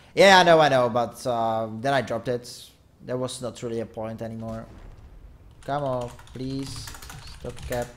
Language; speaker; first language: English; non-native, fluent; Czech